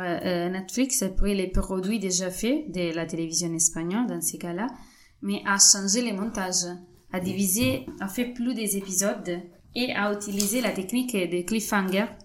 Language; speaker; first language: French; non-native, fluent; Spanish